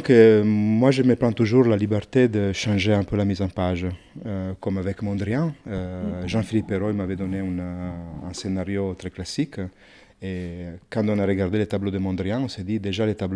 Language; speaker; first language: French; non-native, fluent; Italian